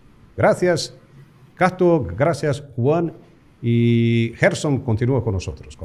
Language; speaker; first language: Spanish; non-native, fluent; Portuguese